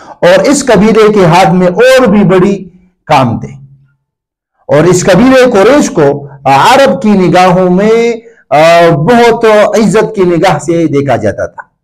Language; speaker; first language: Urdu; non-native, local second language; Pashto